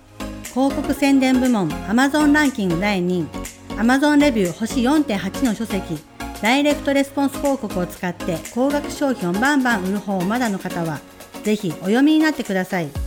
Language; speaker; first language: Japanese; native; Japanese